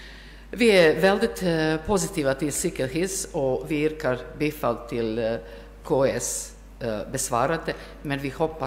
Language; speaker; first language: Swedish; non-native, fluent; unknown